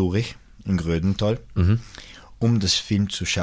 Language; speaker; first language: German; non-native, local second language; Italian